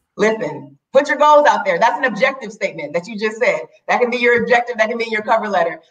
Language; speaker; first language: English; native; English